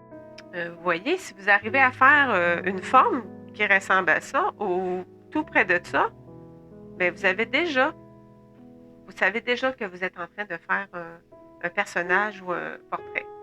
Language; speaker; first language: French; native; French